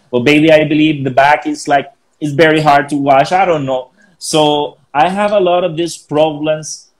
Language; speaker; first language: English; non-native, fluent; Spanish